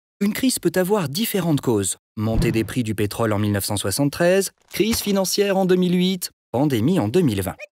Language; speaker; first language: French; native; French